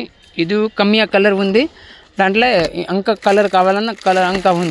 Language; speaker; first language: Telugu; non-native, local second language; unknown